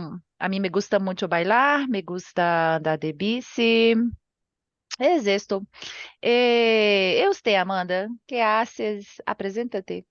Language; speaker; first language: Spanish; non-native, learner; Portuguese